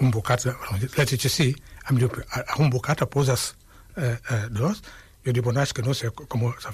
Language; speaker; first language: Catalan; non-native, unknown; Wolof